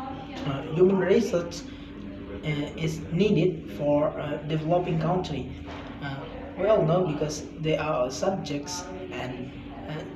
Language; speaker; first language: English; non-native, learner; Indonesian